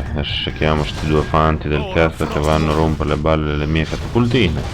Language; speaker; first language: Italian; native; Italian